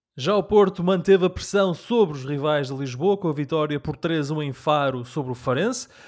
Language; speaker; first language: Portuguese; early bilingual, heritage; Portuguese